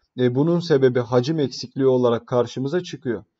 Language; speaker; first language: Turkish; native; Turkish